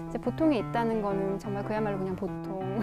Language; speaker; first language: Korean; native; Korean